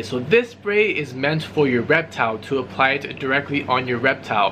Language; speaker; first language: English; native; English